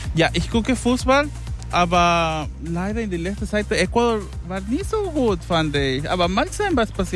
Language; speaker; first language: German; non-native, fluent; Spanish